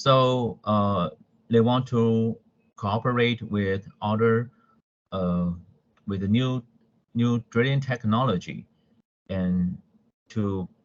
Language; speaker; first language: English; non-native, fluent; Chinese